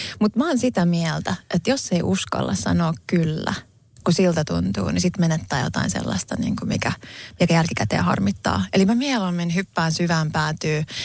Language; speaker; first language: Finnish; non-native, local second language; Swedish